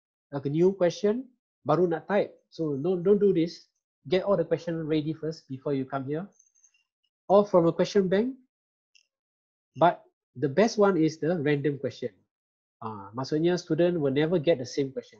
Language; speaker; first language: English; non-native, local second language; Malay